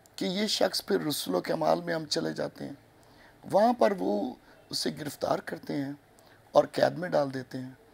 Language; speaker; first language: Urdu; non-native, local second language; Punjabi